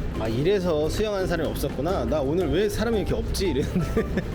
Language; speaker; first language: Korean; native; Korean